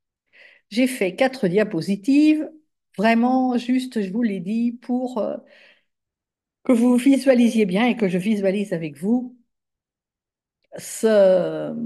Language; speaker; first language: French; native; French